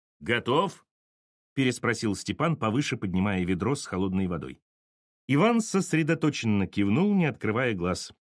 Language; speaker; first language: Russian; native; Russian